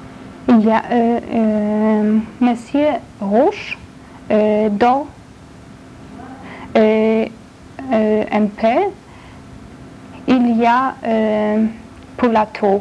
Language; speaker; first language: French; non-native, learner; Polish